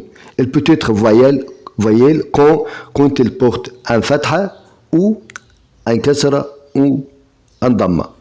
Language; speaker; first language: French; non-native, fluent; Arabic